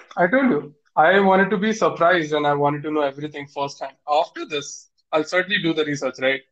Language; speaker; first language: English; non-native, local second language; Hindi